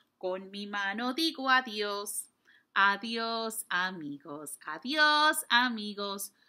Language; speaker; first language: Spanish; non-native, fluent; English